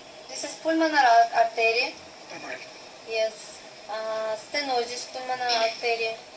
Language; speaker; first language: English; non-native, learner; Russian